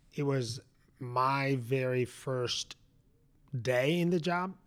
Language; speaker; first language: English; non-native, fluent; Spanish